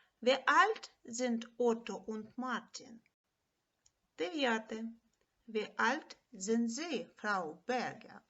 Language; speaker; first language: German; non-native, fluent; Ukrainian